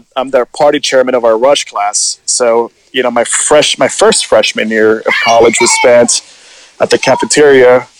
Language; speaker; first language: English; early bilingual, other home language; Spanish